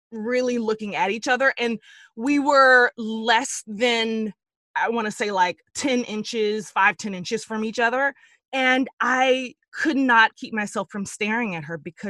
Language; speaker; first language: English; native; English